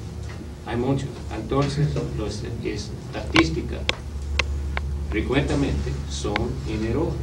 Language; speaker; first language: Spanish; non-native, learner; English